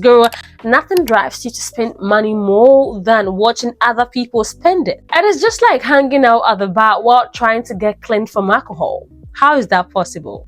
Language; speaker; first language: English; native; English